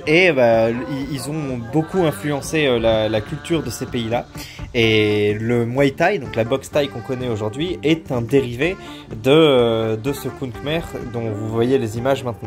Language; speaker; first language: French; native; French